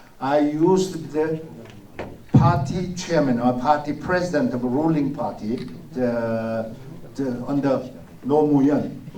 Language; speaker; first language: English; non-native, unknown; Korean